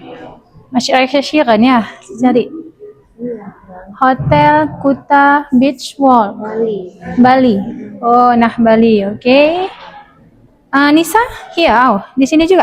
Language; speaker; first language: Indonesian; native; Indonesian